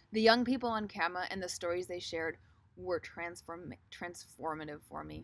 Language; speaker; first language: English; native; English